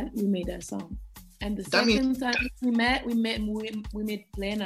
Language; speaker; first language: English; non-native, learner; Kabuverdianu